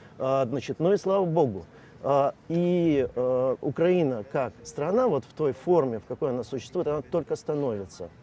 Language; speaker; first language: Russian; native; Russian